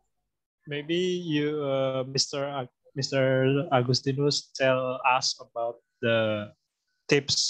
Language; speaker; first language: English; non-native, learner; Indonesian